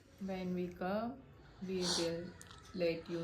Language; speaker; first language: English; non-native, learner; Gujarati